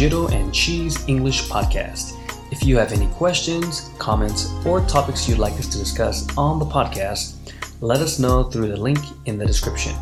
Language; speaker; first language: English; early bilingual, other home language; Vietnamese